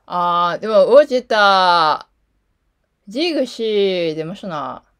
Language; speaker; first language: Chinese; non-native, learner; Japanese